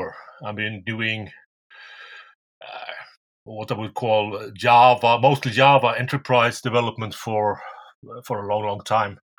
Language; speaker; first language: English; non-native, fluent; Norwegian